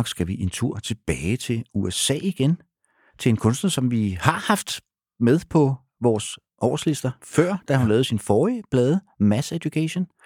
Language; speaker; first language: Danish; native; Danish